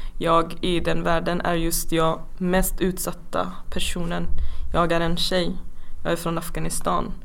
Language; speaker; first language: Swedish; non-native, fluent; Persian